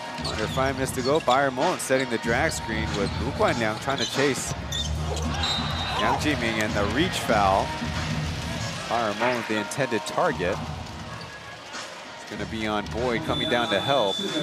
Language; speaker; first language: English; early bilingual, other home language; Chinese